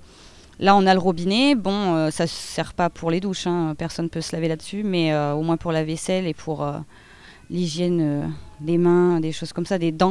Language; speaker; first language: French; native; French